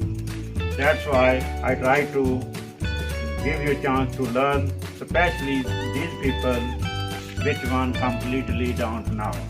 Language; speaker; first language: English; non-native, learner; Punjabi